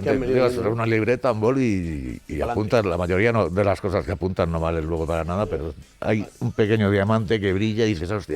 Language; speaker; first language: Spanish; native; Spanish